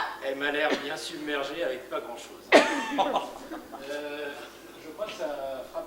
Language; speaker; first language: French; native; French